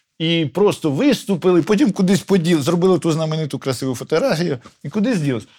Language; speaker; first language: Ukrainian; native; Ukrainian